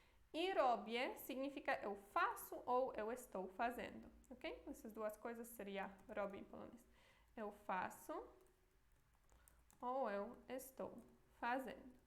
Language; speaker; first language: Portuguese; non-native, fluent; Polish